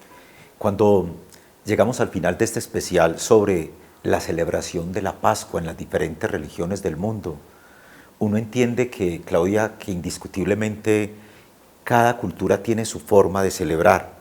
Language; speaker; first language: Spanish; native; Spanish